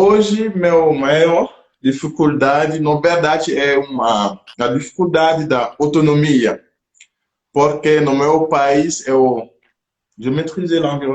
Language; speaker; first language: Portuguese; non-native, local second language; French